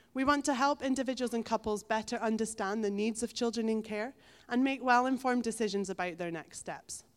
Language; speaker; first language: English; native; English